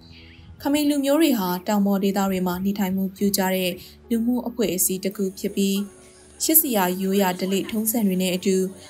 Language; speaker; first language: Burmese; native; Burmese